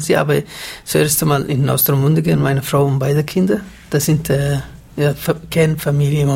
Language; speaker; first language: German; non-native, fluent; Somali